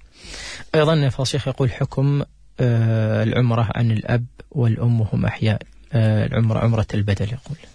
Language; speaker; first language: Arabic; native; Arabic